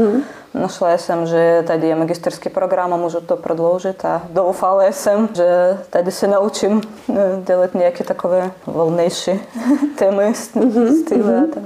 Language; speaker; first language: Czech; non-native, learner; Russian